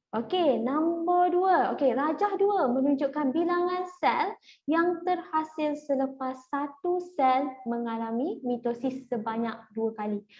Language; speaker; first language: Malay; native; Malay